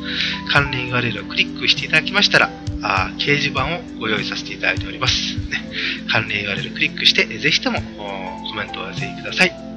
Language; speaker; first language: Japanese; native; Japanese